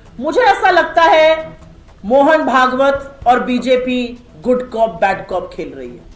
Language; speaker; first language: Hindi; native; Hindi